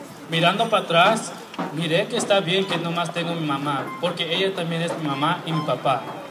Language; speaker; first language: Spanish; early bilingual, other home language; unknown